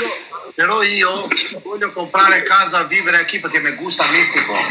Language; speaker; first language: Italian; non-native, learner; Albanian